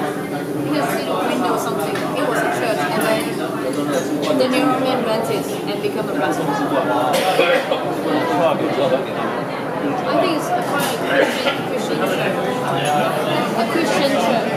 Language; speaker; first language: English; non-native, fluent; Cantonese